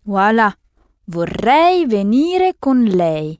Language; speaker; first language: Italian; non-native, fluent; French